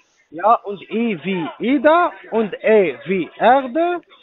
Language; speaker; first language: German; non-native, fluent; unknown